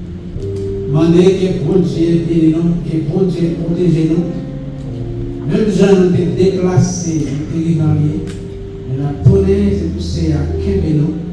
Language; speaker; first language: French; non-native, local second language; Haitian Creole